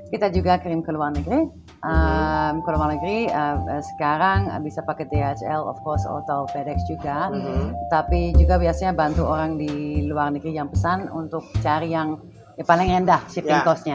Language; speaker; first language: Indonesian; non-native, fluent; Dutch